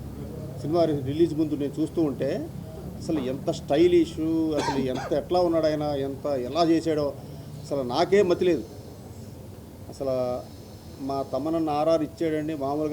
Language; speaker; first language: Telugu; native; Telugu